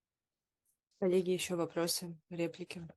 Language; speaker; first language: Russian; native; Russian